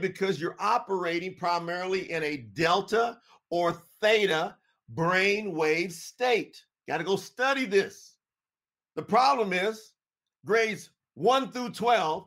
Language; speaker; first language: English; native; English